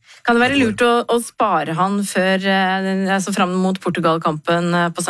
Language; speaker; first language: Norwegian; native; Norwegian